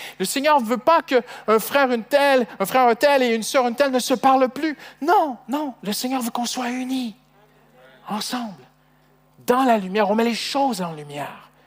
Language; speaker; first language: French; native; French